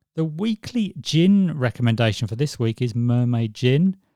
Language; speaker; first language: English; native; English